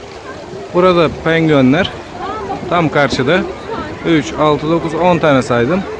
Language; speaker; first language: Turkish; native; Turkish